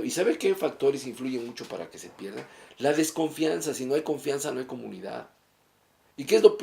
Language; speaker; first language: Spanish; native; Spanish